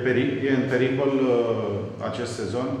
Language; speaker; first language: Romanian; native; Romanian